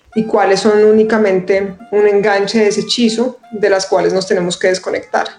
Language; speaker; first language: Spanish; native; Spanish